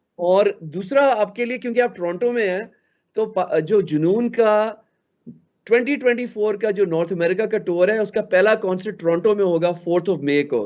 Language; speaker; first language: Urdu; native; Urdu